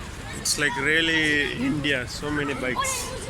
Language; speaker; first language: English; non-native, local second language; Tamil